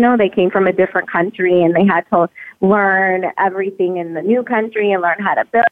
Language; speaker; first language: English; native; English